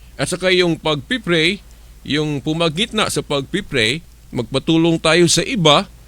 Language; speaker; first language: Filipino; non-native, fluent; Cebuano